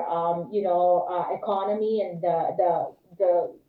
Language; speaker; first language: English; non-native, local second language; Filipino